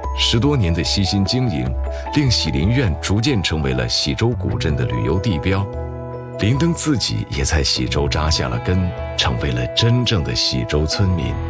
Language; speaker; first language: Chinese; native; Chinese